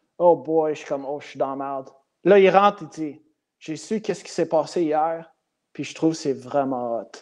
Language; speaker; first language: French; non-native, local second language; English